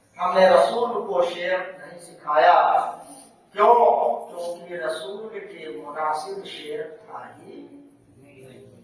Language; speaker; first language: Urdu; native; Urdu